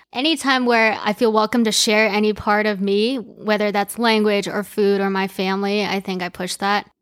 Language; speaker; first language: English; early bilingual, other home language; Chinese